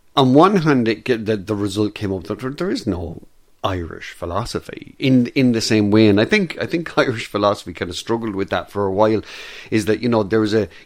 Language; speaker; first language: English; native; English